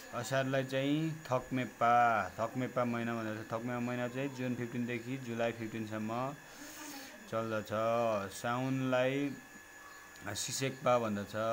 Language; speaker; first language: Nepali; non-native, local second language; Limbu